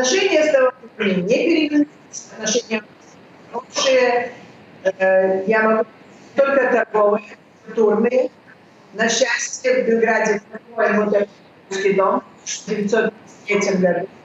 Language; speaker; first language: Russian; early bilingual, heritage; Russian